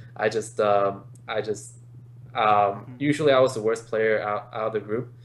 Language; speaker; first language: English; native; English